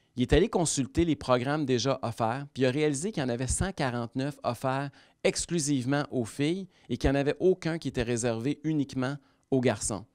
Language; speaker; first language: French; native; French